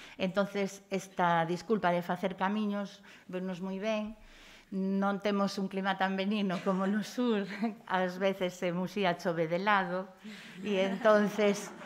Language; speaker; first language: Galician; native; Galician